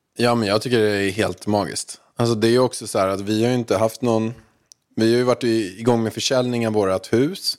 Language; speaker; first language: Swedish; native; Swedish